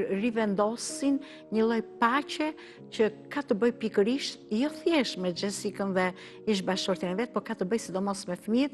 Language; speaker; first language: Albanian; native; Albanian